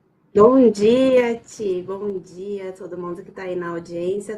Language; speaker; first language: Portuguese; native; Portuguese